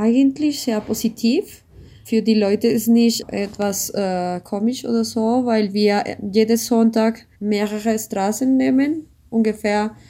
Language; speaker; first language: German; non-native, learner; Spanish